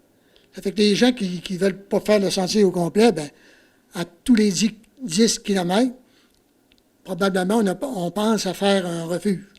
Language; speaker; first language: French; native; French